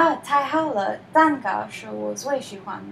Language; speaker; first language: Chinese; non-native, learner; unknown